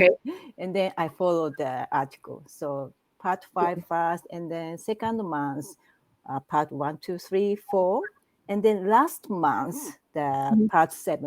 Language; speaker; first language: English; non-native, learner; Japanese